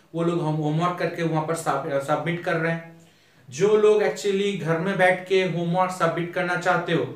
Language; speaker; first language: Hindi; non-native, local second language; Bangla